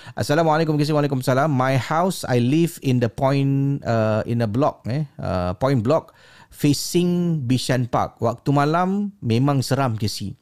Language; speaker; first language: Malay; native; Malay